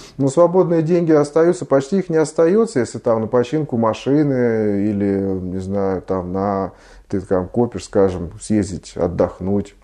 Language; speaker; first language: Russian; native; Russian